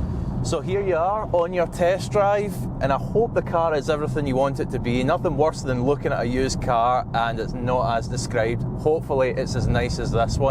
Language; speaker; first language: English; native; English